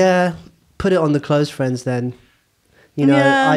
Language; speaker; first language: English; native; English